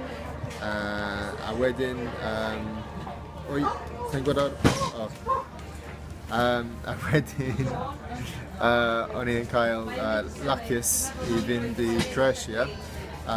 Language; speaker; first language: Welsh; non-native, learner; English